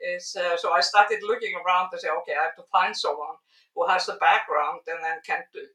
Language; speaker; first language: English; non-native, fluent; Icelandic